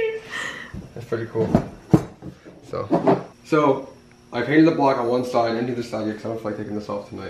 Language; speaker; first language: English; native; English